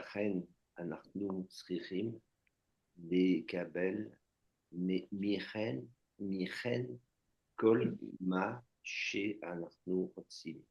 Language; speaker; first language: Hebrew; non-native, learner; French